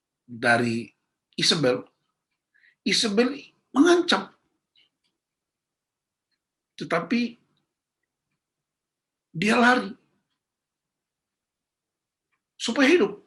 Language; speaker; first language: Indonesian; native; Indonesian